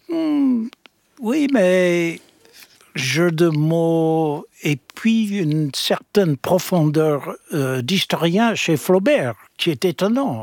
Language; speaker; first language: French; non-native, fluent; English